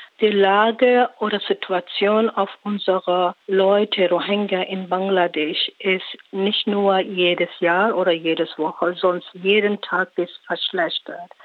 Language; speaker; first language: German; non-native, learner; Rohingya